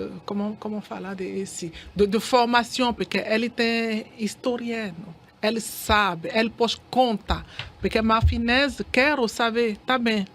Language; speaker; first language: Portuguese; non-native, learner; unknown